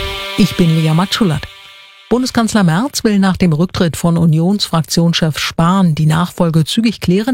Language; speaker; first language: German; native; German